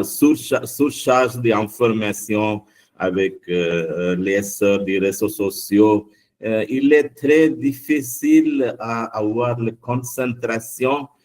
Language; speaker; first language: French; non-native, learner; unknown